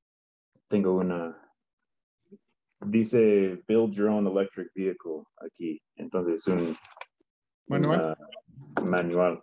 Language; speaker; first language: Spanish; non-native, learner; English